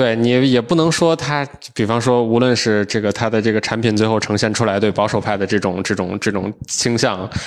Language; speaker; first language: Chinese; native; Chinese